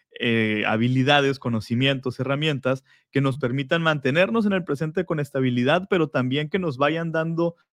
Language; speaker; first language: Spanish; native; Spanish